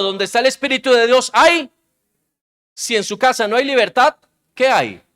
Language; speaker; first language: Spanish; native; Spanish